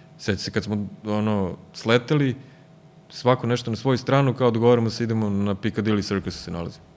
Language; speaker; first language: Serbian; native; Serbian